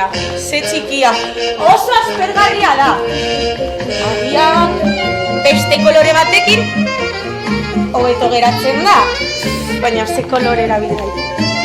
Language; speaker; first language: Basque; non-native, local second language; Spanish